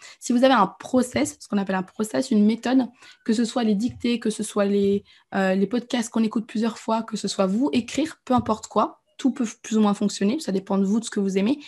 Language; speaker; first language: French; native; French